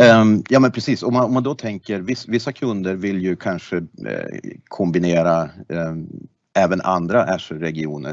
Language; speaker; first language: Swedish; native; Swedish